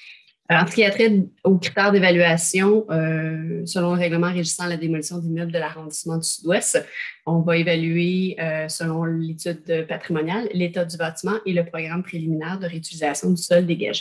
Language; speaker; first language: French; native; French